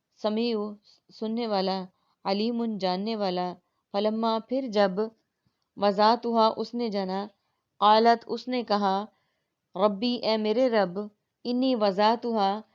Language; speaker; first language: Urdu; native; Urdu